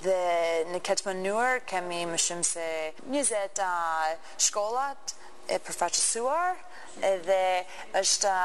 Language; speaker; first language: Albanian; non-native, learner; English